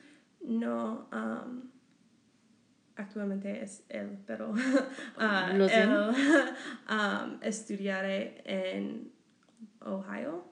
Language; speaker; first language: Spanish; non-native, learner; English